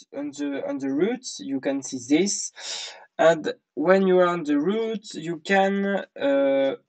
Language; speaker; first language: English; non-native, learner; French